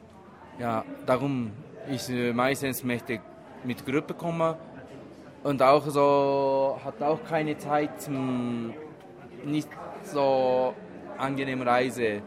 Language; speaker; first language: German; non-native, learner; Japanese